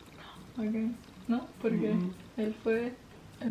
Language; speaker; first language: Spanish; early bilingual, heritage; Spanish